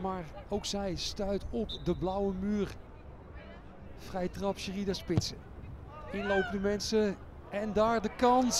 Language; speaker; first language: Dutch; native; Dutch